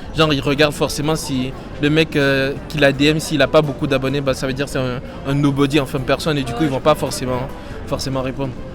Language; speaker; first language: French; native; French